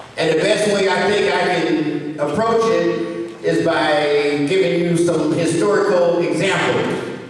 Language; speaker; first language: English; native; English